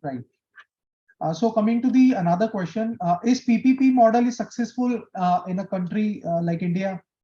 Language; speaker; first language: English; non-native, local second language; Hindi